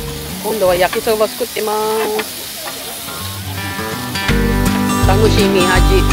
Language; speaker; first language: Japanese; non-native, learner; Filipino